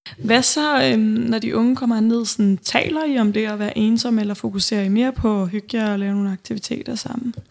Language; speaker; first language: Danish; native; Danish